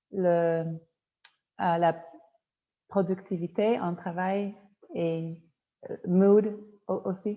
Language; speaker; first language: French; non-native, fluent; Polish